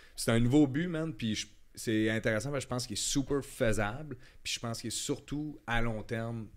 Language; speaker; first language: French; native; French